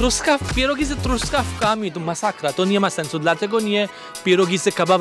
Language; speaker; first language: Polish; non-native, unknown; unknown